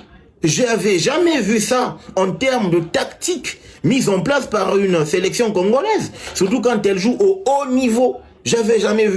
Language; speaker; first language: French; non-native, local second language; Lingala